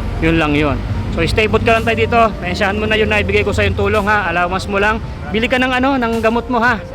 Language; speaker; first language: Filipino; native; Filipino